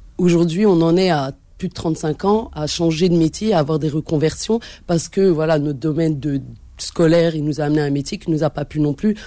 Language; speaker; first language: French; early bilingual, other home language; Arabic